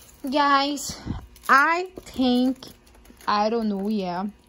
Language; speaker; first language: English; non-native, learner; Portuguese